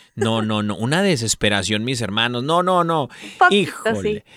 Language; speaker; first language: Spanish; early bilingual, heritage; Spanish